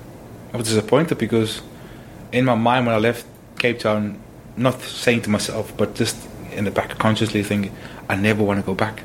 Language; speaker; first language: English; non-native, local second language; Afrikaans